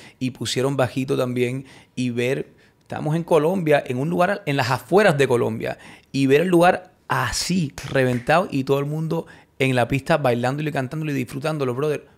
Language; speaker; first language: Spanish; early bilingual, heritage; Spanish